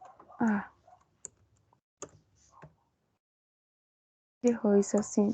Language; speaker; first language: German; non-native, fluent; Spanish